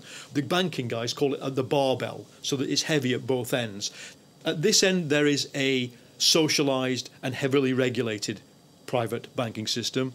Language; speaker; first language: English; native; English